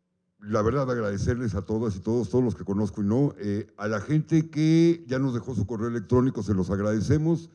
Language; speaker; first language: Spanish; native; Spanish